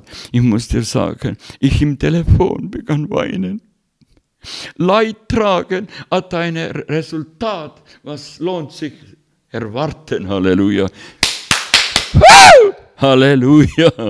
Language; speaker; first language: German; non-native, fluent; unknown